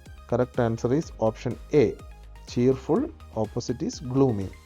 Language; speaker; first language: English; non-native, local second language; Malayalam